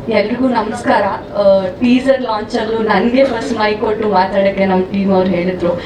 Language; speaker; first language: Kannada; non-native, local second language; Tulu